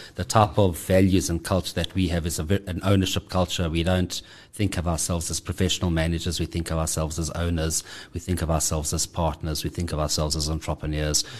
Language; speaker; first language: English; native; English